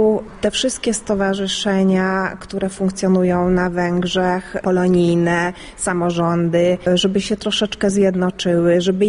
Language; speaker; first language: Polish; early bilingual, heritage; Polish